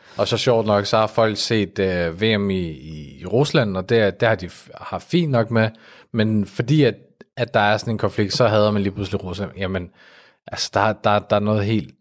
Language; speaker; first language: Danish; early bilingual, other home language; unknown